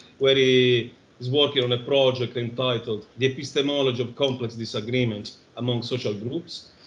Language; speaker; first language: English; non-native, fluent; Portuguese